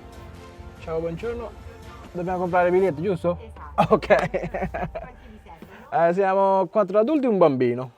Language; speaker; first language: Italian; non-native, learner; Sinhala